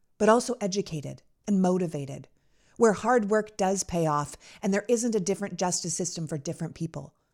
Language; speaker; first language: English; native; English